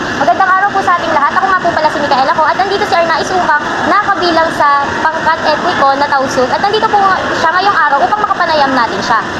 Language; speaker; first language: Filipino; native; Filipino